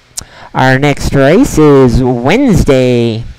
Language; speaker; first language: English; native; English